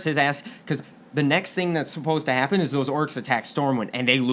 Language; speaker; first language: English; native; English